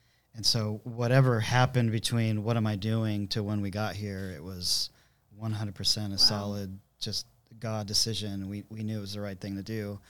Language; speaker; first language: English; native; English